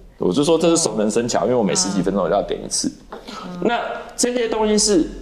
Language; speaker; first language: Chinese; native; Chinese